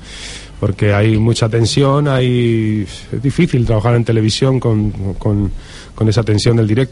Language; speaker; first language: Spanish; native; Spanish